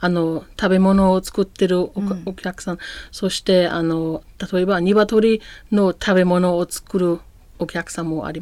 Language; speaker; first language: Japanese; non-native, learner; German